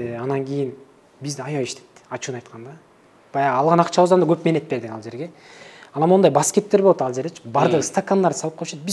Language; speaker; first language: Kyrgyz; native; Kyrgyz